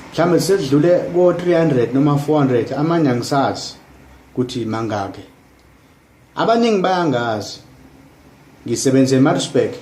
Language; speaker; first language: Zulu; non-native, local second language; English